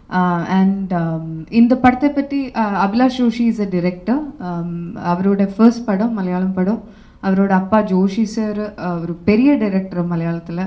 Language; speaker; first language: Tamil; non-native, local second language; Malayalam